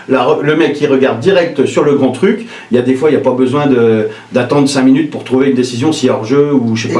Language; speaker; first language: French; native; French